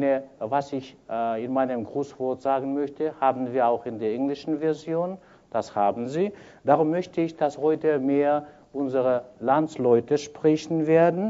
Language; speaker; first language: German; non-native, fluent; Kyrgyz